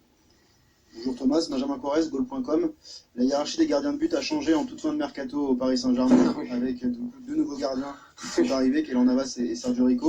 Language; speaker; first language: French; native; French